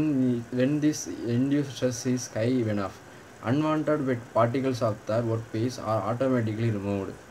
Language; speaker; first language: English; non-native, local second language; Tamil